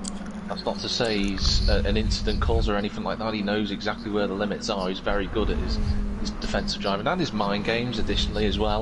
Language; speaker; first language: English; native; English